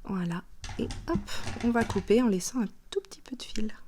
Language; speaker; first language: French; native; French